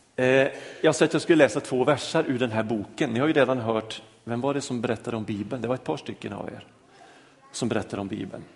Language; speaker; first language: Swedish; native; Swedish